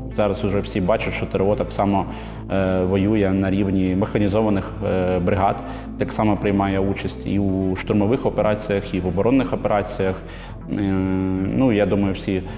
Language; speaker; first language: Ukrainian; native; Ukrainian